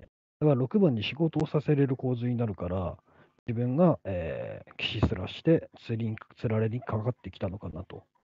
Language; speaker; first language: Japanese; native; Japanese